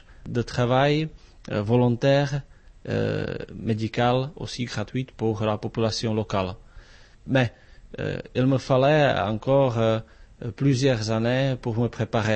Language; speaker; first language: French; non-native, fluent; Czech